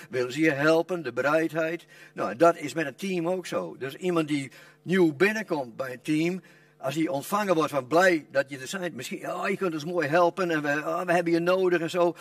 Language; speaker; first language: Dutch; non-native, local second language; Western Frisian